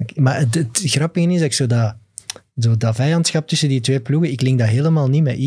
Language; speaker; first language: Dutch; native; Dutch